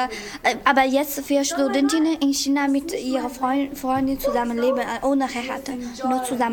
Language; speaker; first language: German; non-native, learner; Chinese